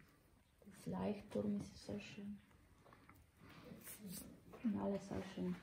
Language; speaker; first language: German; non-native, learner; Polish